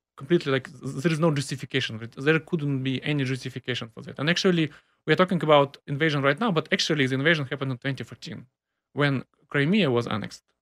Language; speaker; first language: English; non-native, fluent; Ukrainian